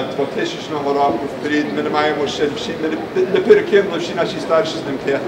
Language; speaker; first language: Ukrainian; early bilingual, heritage; Ukrainian